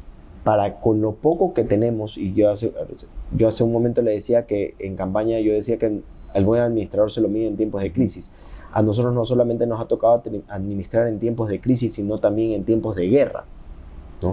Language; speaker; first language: Spanish; native; Spanish